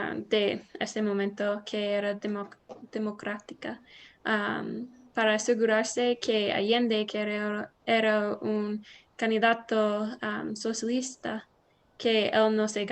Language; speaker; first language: Spanish; non-native, learner; English